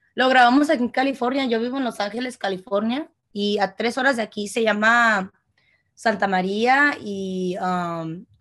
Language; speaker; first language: Spanish; early bilingual, heritage; Spanish